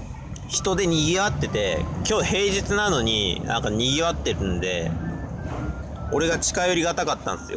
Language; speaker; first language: Japanese; native; Japanese